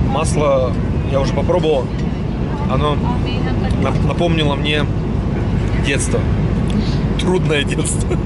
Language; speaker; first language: Russian; native; Russian